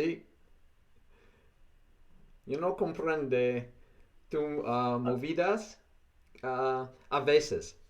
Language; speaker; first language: Spanish; non-native, learner; English